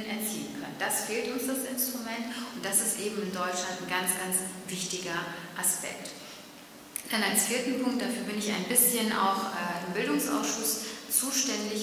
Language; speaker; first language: German; early bilingual, other home language; Turkish